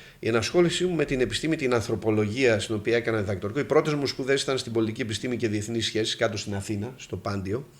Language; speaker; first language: Greek; native; Greek